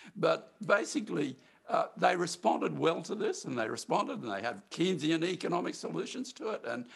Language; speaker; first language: English; native; English